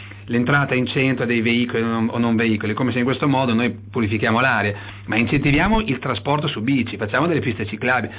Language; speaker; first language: Italian; native; Italian